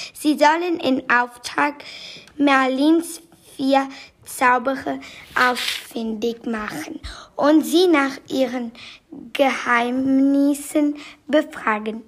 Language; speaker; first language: German; non-native, learner; Portuguese